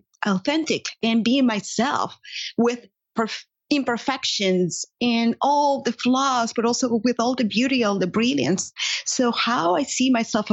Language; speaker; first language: English; non-native, fluent; Spanish